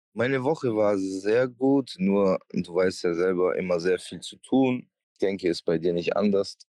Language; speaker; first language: German; native; German